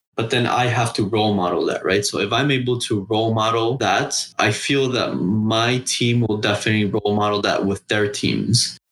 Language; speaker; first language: English; non-native, fluent; Spanish